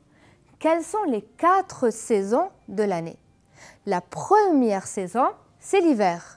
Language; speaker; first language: French; non-native, fluent; Arabic